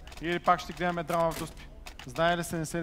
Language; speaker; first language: Bulgarian; native; Bulgarian